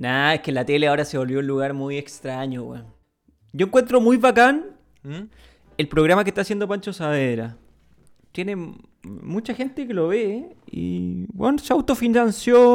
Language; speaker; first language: Spanish; native; Spanish